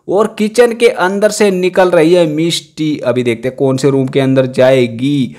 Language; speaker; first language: Hindi; native; Hindi